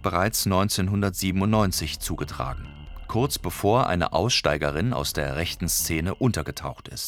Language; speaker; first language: German; native; German